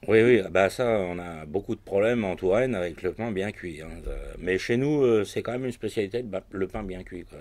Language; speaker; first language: French; native; French